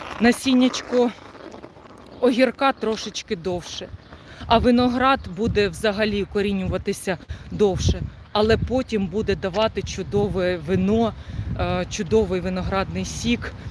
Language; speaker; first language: Ukrainian; non-native, local second language; Russian